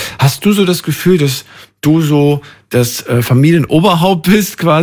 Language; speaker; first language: German; native; German